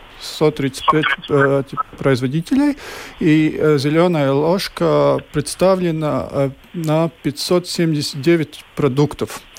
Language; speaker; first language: Russian; non-native, local second language; Latvian